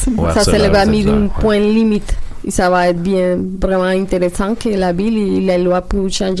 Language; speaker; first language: French; non-native, learner; Spanish